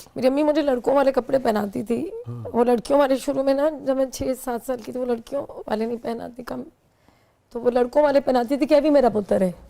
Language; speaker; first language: Urdu; non-native, local second language; Punjabi